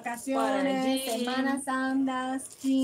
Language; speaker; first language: Spanish; non-native, learner; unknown